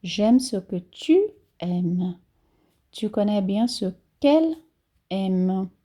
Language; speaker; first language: French; non-native, fluent; Portuguese